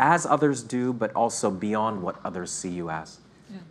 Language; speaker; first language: English; native; English